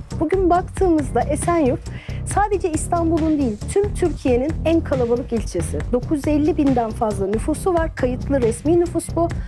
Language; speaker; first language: Turkish; native; Turkish